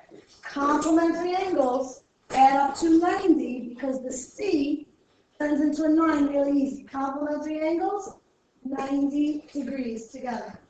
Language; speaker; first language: English; native; English